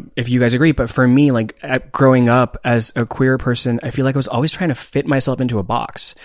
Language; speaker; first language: English; non-native, local second language; Hindi